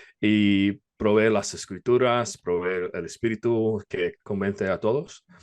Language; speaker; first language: Spanish; non-native, fluent; English